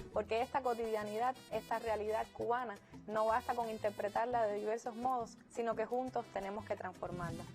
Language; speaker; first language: Spanish; native; Spanish